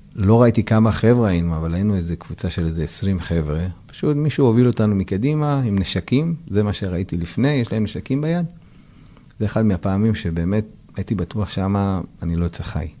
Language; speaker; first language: Hebrew; non-native, fluent; Persian